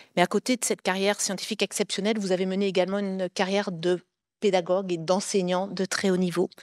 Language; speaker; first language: French; native; French